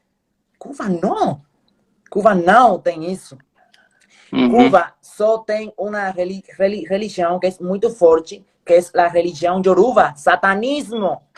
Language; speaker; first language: Portuguese; non-native, fluent; Spanish